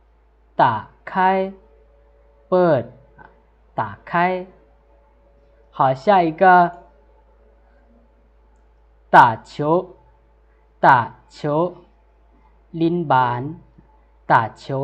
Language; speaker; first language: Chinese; non-native, fluent; Lao